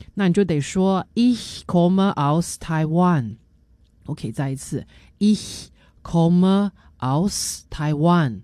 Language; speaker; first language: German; non-native, fluent; Chinese